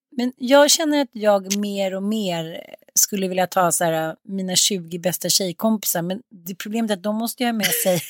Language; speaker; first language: Swedish; native; Swedish